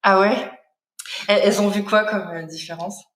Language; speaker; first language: French; native; French